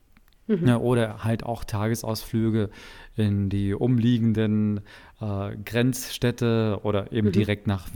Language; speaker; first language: German; native; German